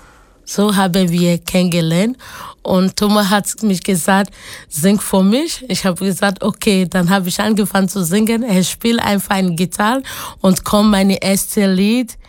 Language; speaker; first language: German; non-native, learner; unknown